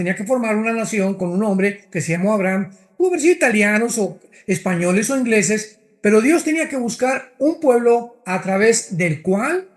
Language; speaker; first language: Spanish; native; Spanish